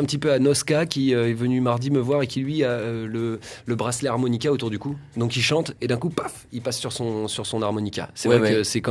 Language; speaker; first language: French; native; French